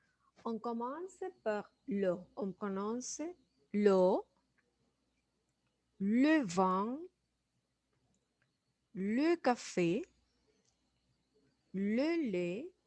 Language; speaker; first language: French; non-native, fluent; Spanish